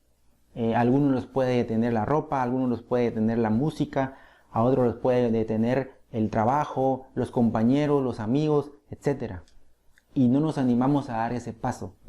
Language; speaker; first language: Spanish; native; Spanish